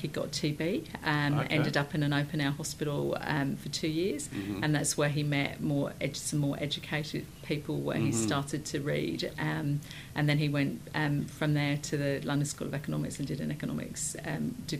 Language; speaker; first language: English; native; English